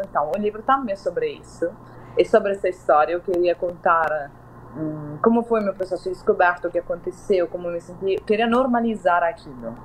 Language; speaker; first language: Portuguese; non-native, fluent; Italian